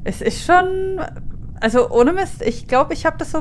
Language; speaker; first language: German; native; German